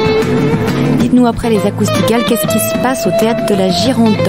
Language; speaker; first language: French; native; French